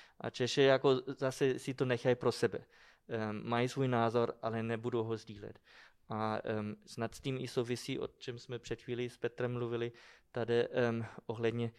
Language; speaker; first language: Czech; non-native, fluent; German